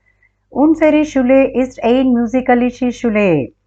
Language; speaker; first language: German; non-native, fluent; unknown